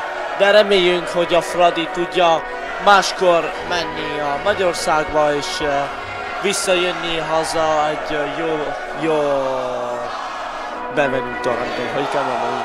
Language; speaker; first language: Hungarian; early bilingual, heritage; Hungarian